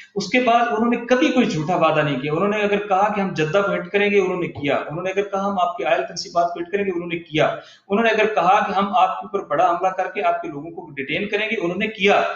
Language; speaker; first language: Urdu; non-native, local second language; Punjabi